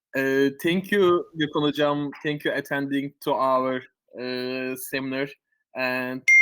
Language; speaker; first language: English; non-native, fluent; Turkish